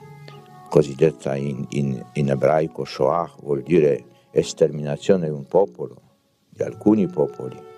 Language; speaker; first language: Italian; non-native, fluent; Polish